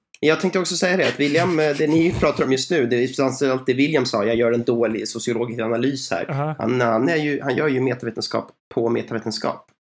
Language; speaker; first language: Swedish; native; Swedish